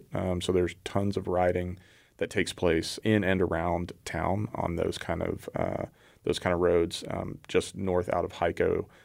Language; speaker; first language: English; native; English